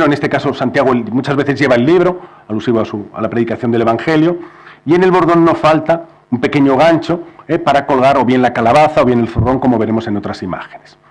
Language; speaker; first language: Spanish; native; Spanish